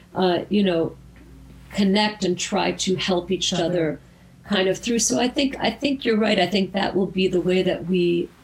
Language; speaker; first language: English; native; English